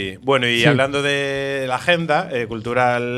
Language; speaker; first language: Spanish; native; Spanish